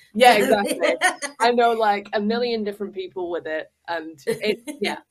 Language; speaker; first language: English; native; English